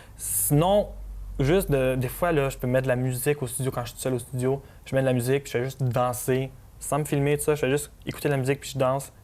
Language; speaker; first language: French; native; French